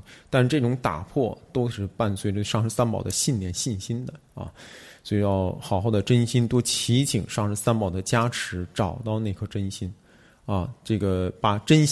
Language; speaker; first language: Chinese; native; Chinese